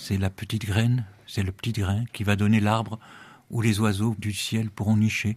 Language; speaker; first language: French; native; French